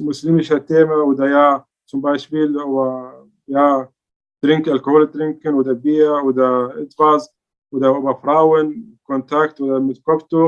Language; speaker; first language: German; non-native, learner; Arabic